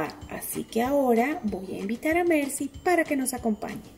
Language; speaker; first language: Spanish; native; Spanish